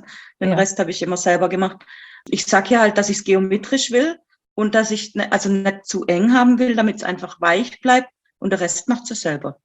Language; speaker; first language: German; native; German